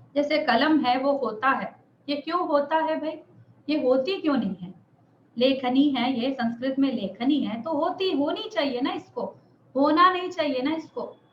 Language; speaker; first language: Hindi; non-native, local second language; Telugu